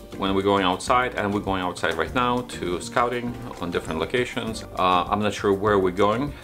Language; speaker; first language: English; non-native, fluent; Ukrainian